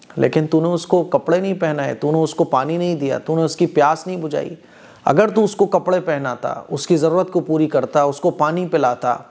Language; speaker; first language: Hindi; native; Hindi